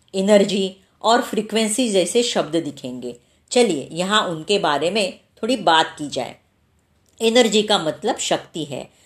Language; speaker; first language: Hindi; non-native, local second language; Marathi